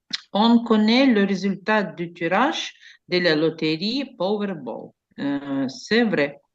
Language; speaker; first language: French; non-native, learner; Ukrainian